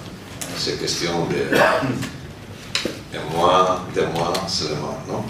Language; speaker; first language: French; non-native, learner; Spanish